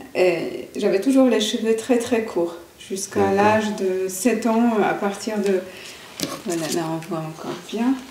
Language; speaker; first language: French; non-native, fluent; Polish